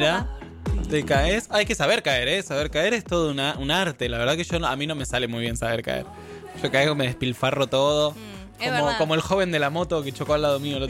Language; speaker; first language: Spanish; native; Spanish